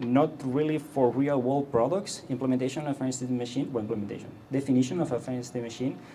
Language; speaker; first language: English; non-native, fluent; Catalan